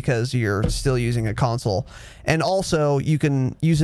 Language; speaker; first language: English; native; English